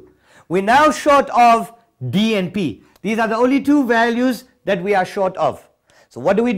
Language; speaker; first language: English; native; English